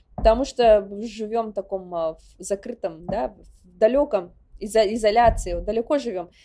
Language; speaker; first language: Russian; non-native, local second language; Yakut